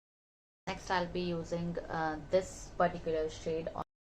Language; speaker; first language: English; non-native, local second language; Hindi